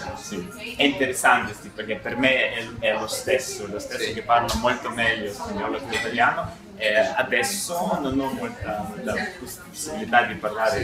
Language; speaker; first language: Italian; non-native, learner; Russian